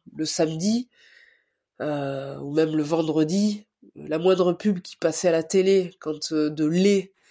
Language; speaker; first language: French; native; French